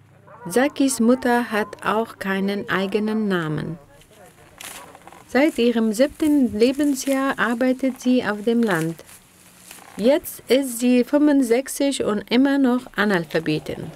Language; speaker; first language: German; non-native, fluent; Persian